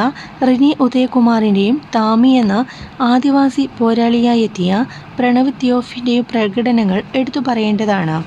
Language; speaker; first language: Malayalam; native; Malayalam